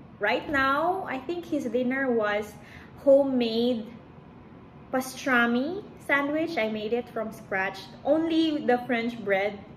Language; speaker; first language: English; non-native, local second language; Hiligaynon